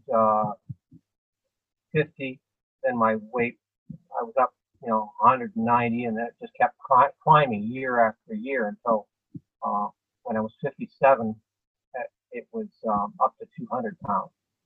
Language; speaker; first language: English; native; English